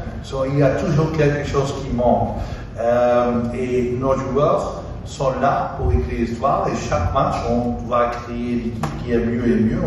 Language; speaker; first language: French; non-native, fluent; Dutch